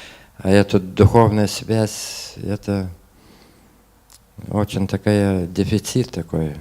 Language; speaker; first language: Russian; non-native, fluent; Lithuanian